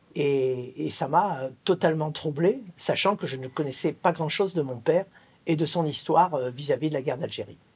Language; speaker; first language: French; native; French